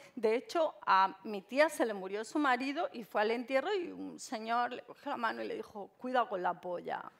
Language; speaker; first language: Spanish; native; Spanish